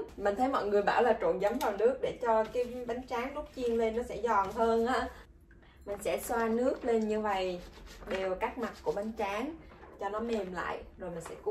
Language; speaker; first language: Vietnamese; native; Vietnamese